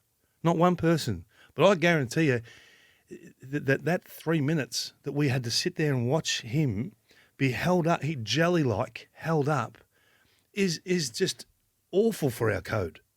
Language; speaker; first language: English; native; English